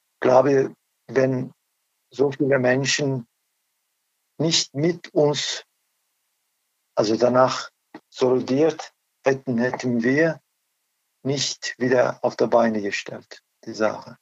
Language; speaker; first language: German; non-native, learner; Turkish